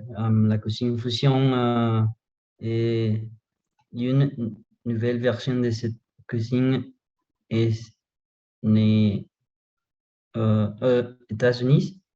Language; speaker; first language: French; non-native, learner; Spanish